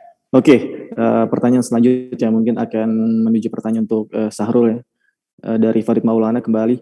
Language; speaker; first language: Indonesian; native; Indonesian